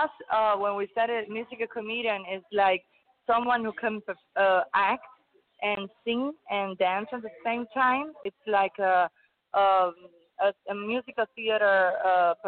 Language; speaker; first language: English; non-native, learner; Spanish